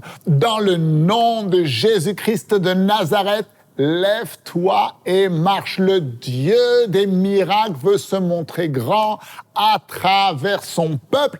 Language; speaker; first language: French; native; French